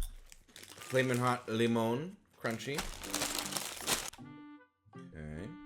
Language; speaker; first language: English; native; English